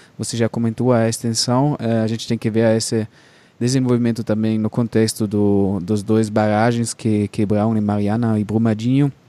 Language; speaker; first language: Portuguese; non-native, fluent; German